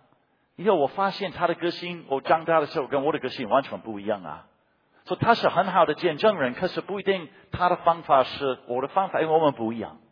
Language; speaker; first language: Chinese; non-native, fluent; English